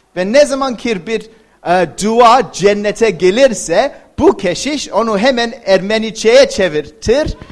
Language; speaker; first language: Turkish; non-native, fluent; English